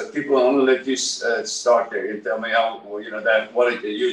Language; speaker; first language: English; native; English